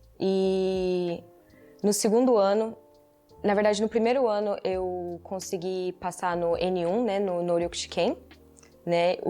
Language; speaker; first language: Portuguese; early bilingual, heritage; Portuguese